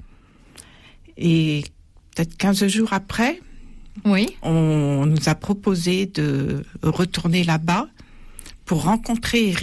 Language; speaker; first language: French; native; French